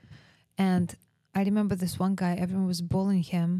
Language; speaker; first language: English; non-native, fluent; Russian